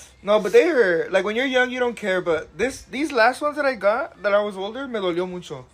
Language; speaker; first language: English; early bilingual, other home language; Spanish